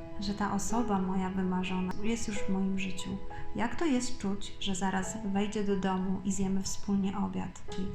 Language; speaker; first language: Polish; native; Polish